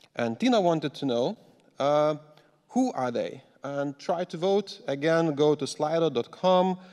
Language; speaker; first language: English; non-native, fluent; Lithuanian